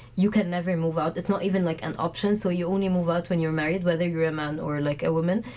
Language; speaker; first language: English; non-native, fluent; Arabic